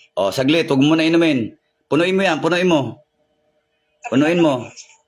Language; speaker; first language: Filipino; native; Filipino